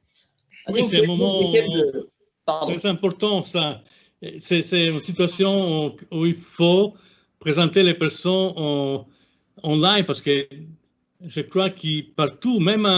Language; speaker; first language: French; non-native, fluent; Italian